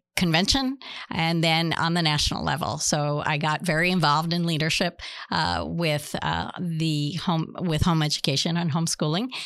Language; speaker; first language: English; native; English